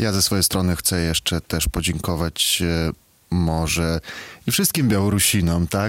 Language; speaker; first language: Polish; non-native, fluent; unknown